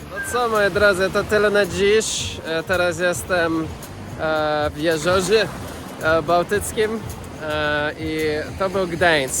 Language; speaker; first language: Polish; non-native, learner; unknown